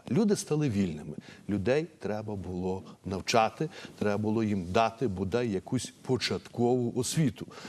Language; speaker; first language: Ukrainian; native; Ukrainian